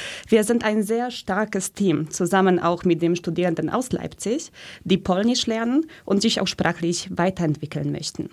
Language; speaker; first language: German; early bilingual, other home language; Polish